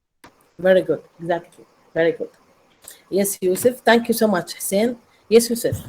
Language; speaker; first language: English; non-native, learner; Arabic